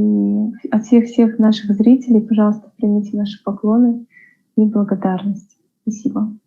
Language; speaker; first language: Russian; native; Russian